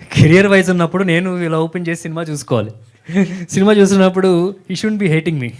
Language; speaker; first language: Telugu; native; Telugu